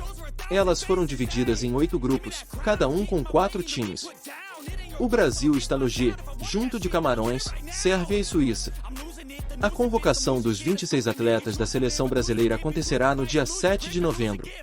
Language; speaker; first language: Portuguese; native; Portuguese